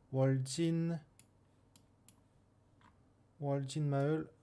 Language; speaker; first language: Korean; non-native, learner; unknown